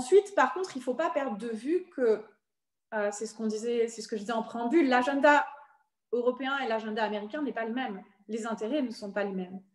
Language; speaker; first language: French; native; French